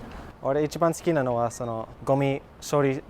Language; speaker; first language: Japanese; non-native, fluent; English